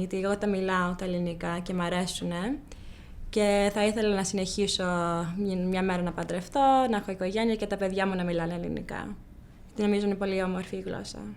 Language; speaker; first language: Greek; early bilingual, heritage; Greek